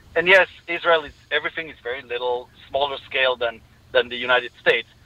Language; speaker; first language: English; non-native, fluent; Hebrew